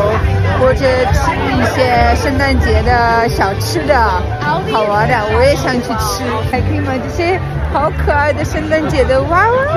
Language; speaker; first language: Chinese; non-native, fluent; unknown